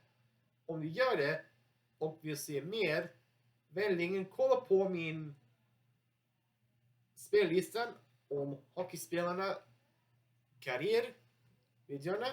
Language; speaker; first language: Swedish; non-native, learner; English